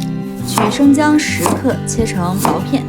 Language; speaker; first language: Chinese; native; Chinese